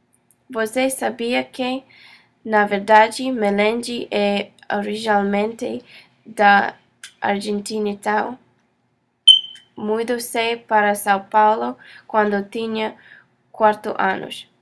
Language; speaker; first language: Portuguese; non-native, learner; English